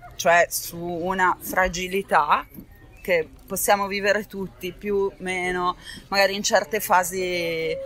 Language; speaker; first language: Italian; native; Italian